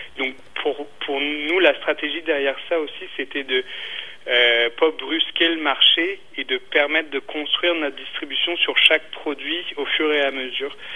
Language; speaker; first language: French; native; French